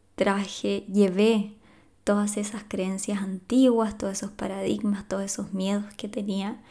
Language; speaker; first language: Spanish; native; Spanish